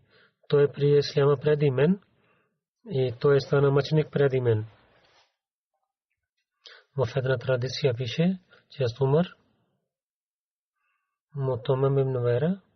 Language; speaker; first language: Bulgarian; non-native, learner; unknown